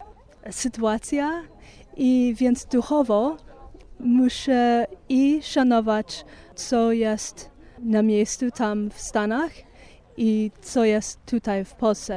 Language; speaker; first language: Polish; non-native, fluent; English